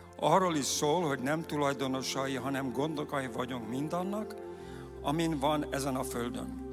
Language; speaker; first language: Hungarian; early bilingual, heritage; Hungarian